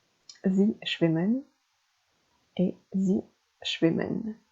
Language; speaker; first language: German; non-native, fluent; French